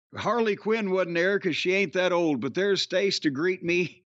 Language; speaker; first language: English; native; English